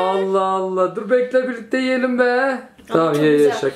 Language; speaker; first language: Turkish; native; Turkish